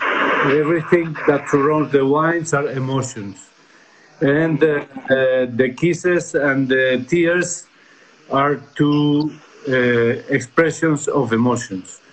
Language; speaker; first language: English; non-native, fluent; Spanish